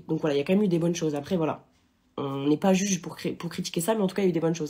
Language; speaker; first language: French; native; French